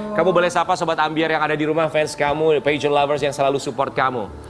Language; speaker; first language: Indonesian; native; Indonesian